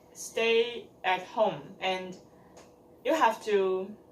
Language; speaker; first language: English; non-native, learner; Chinese